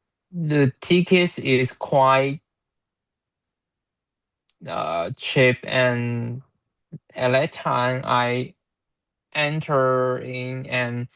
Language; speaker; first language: English; non-native, learner; Chinese